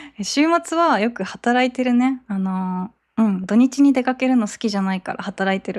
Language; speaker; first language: Japanese; native; Japanese